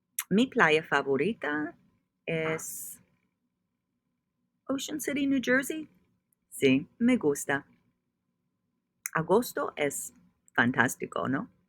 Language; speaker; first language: Spanish; non-native, fluent; English